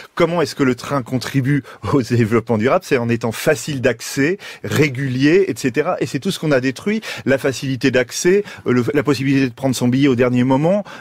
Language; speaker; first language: French; native; French